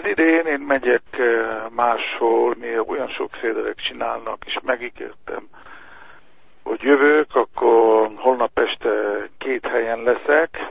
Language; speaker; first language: Hungarian; early bilingual, heritage; Hungarian